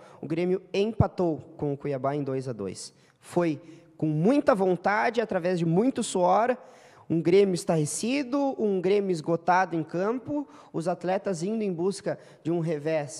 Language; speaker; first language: Portuguese; native; Portuguese